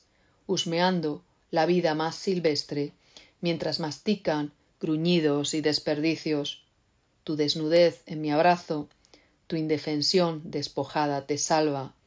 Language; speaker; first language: Spanish; native; Spanish